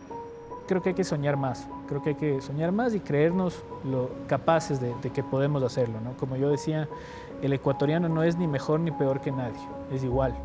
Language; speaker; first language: Spanish; native; Spanish